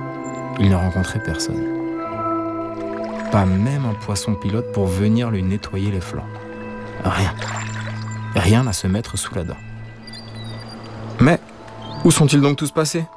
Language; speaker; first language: French; native; French